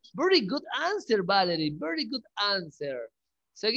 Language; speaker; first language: English; non-native, learner; Spanish